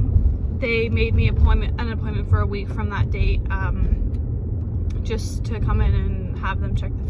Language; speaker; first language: English; native; English